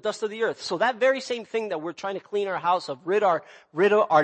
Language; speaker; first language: English; native; English